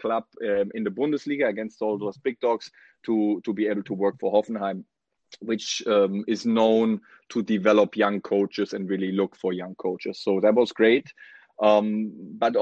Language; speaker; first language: English; non-native, fluent; German